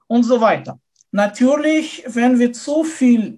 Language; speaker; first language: German; non-native, fluent; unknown